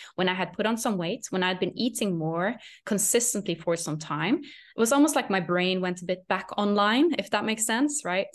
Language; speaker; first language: English; non-native, fluent; Norwegian